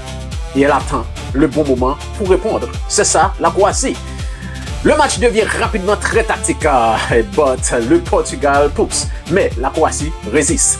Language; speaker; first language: French; non-native, local second language; Haitian Creole